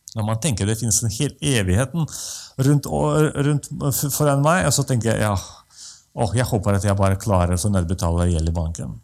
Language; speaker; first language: Norwegian; non-native, fluent; Russian